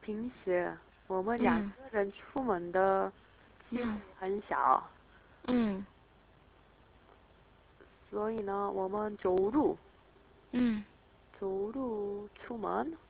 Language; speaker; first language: Chinese; non-native, learner; Korean